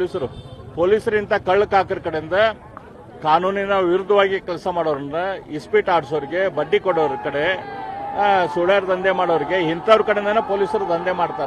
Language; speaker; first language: Kannada; native; Kannada